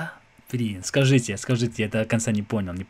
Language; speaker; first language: Russian; non-native, fluent; English